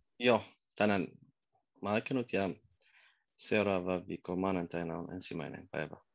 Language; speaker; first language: Finnish; non-native, learner; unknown